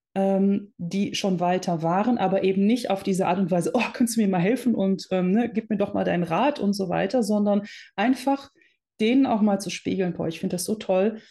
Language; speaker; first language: German; early bilingual, other home language; Dutch